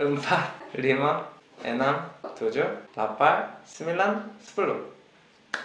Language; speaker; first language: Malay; non-native, learner; Korean